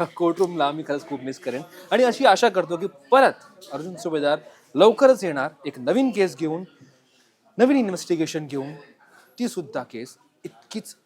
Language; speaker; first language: Marathi; non-native, local second language; Gujarati